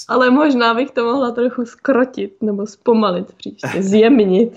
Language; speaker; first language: Czech; native; Czech